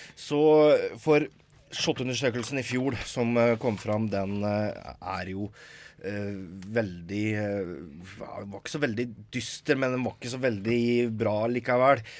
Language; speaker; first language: Norwegian; native; Norwegian